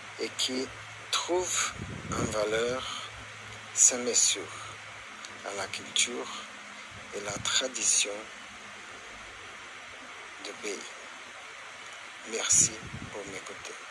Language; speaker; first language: French; non-native, learner; Portuguese